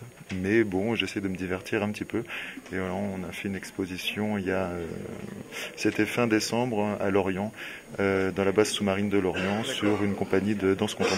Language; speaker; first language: French; native; French